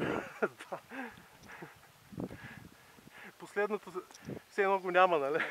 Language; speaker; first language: Bulgarian; native; Bulgarian